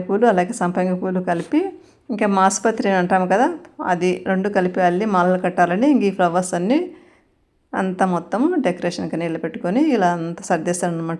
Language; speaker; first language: Telugu; native; Telugu